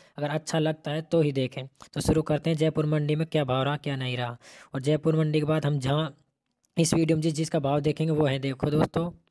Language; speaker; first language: Hindi; native; Hindi